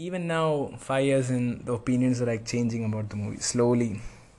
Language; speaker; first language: English; non-native, local second language; Malayalam